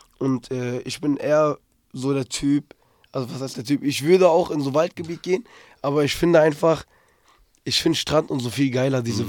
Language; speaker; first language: German; early bilingual, other home language; Turkish